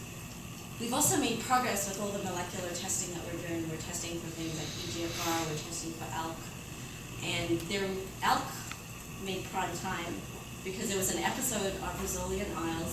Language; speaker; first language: English; native; English